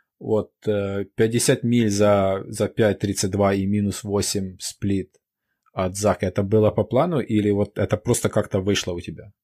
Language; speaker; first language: Russian; non-native, local second language; Ukrainian